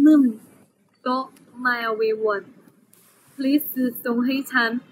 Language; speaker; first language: English; non-native, learner; Chinese